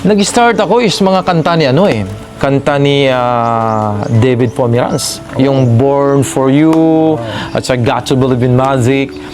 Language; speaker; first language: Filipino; non-native, local second language; Maguindanaon